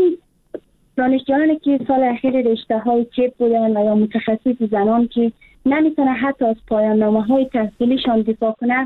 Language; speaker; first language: Persian; native; Persian